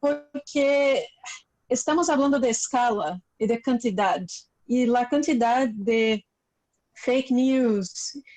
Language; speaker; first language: Spanish; non-native, learner; Portuguese